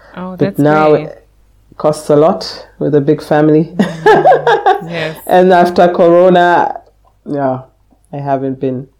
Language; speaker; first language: English; native; English